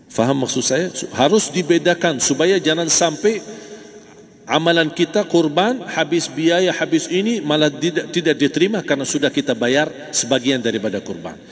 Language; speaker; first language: Malay; non-native, fluent; Arabic